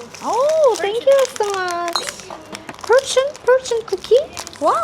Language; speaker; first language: English; non-native, learner; Korean